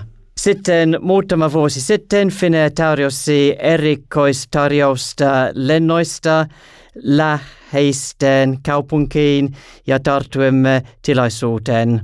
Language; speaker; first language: Finnish; non-native, learner; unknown